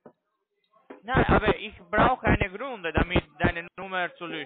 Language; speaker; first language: German; non-native, learner; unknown